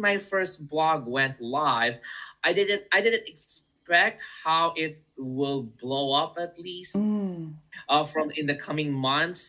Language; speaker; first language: English; non-native, local second language; Filipino